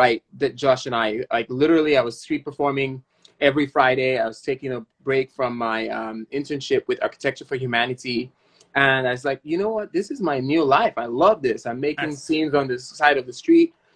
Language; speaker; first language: English; non-native, local second language; Yoruba